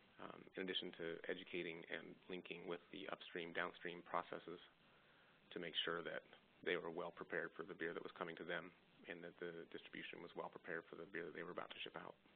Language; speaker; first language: English; native; English